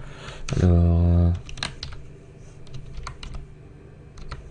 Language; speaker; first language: French; native; French